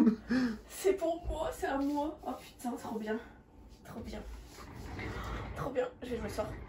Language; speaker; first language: French; native; French